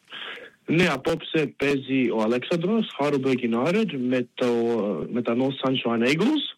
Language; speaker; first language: Greek; early bilingual, heritage; Greek